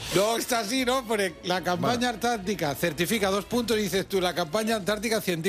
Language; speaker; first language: Spanish; native; Spanish